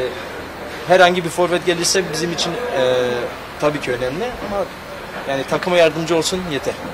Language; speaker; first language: Turkish; early bilingual, heritage; Turkish